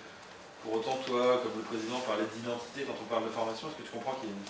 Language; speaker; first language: French; native; French